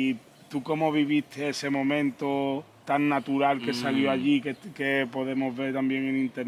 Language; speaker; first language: Spanish; native; Spanish